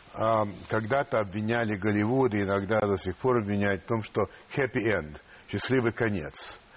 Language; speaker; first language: Russian; non-native, fluent; French